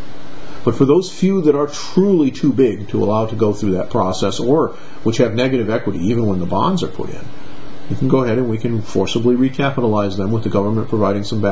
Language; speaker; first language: English; native; English